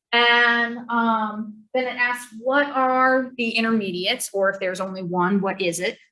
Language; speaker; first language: English; native; English